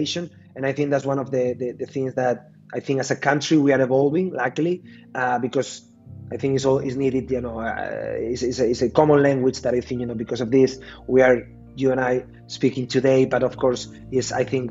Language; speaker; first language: English; non-native, fluent; Spanish